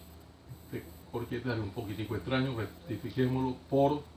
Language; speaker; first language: Spanish; native; Spanish